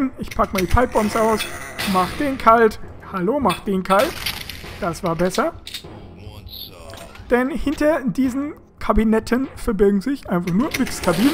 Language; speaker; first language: German; native; German